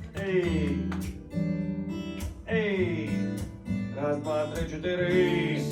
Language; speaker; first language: Ukrainian; native; Ukrainian